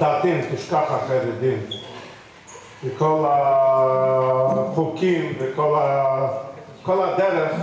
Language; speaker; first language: Hebrew; non-native, fluent; English